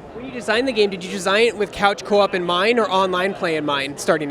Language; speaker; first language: English; native; English